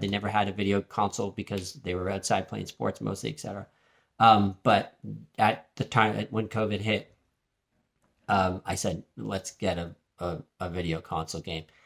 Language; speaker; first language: English; early bilingual, other home language; French